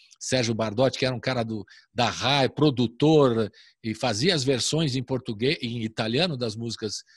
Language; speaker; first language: Portuguese; native; Portuguese